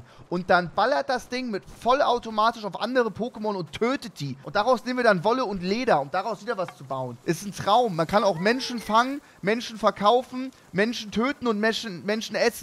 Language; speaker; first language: German; native; German